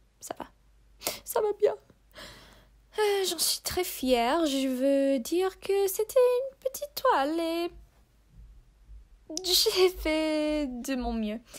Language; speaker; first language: French; non-native, learner; English